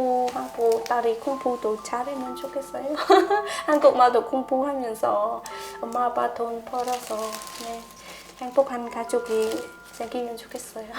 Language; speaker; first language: Korean; non-native, learner; Khmer